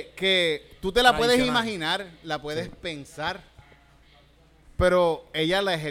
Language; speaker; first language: Spanish; native; Spanish